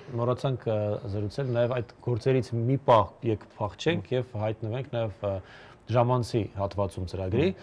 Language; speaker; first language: Armenian; native; Armenian